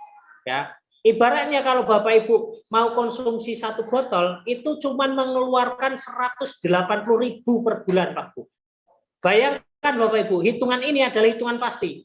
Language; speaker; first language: Indonesian; non-native, local second language; Javanese